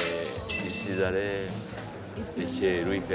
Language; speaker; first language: French; non-native, fluent; Japanese